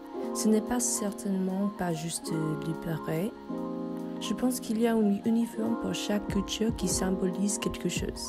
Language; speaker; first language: French; non-native, fluent; English